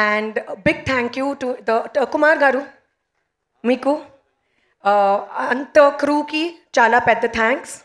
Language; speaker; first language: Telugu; non-native, local second language; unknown